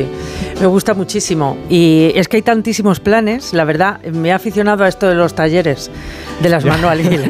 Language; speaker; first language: Spanish; native; Spanish